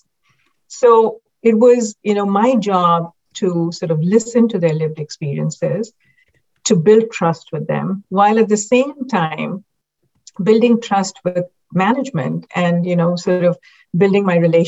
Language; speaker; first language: English; non-native, local second language; Hindi